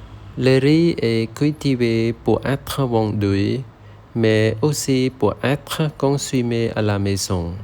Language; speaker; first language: French; non-native, learner; Khmer